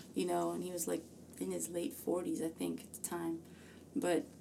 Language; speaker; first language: English; early bilingual, other home language; Amharic